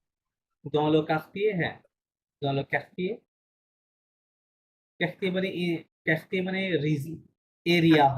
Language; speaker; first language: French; non-native, fluent; Bangla